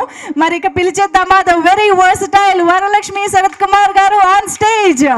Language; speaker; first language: Telugu; native; Telugu